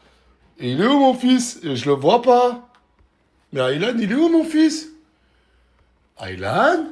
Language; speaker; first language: French; native; French